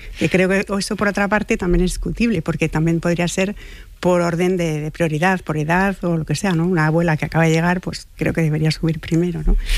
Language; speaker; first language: Spanish; non-native, fluent; French